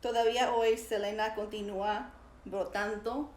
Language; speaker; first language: Spanish; early bilingual, heritage; Spanish